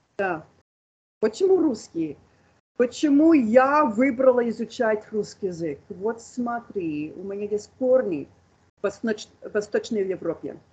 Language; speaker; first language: Russian; non-native, fluent; English